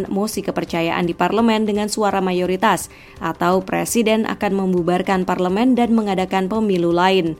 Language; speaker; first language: Indonesian; native; Indonesian